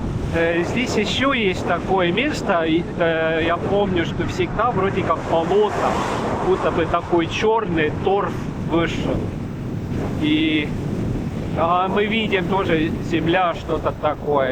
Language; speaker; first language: Russian; non-native, local second language; Estonian